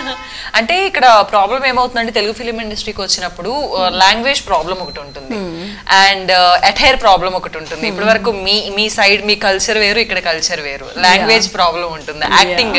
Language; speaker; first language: Telugu; native; Telugu